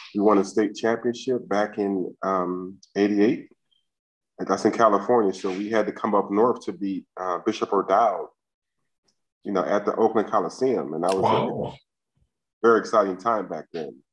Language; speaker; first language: English; native; English